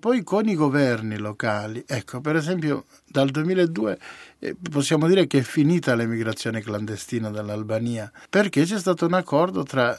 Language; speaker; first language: Italian; native; Italian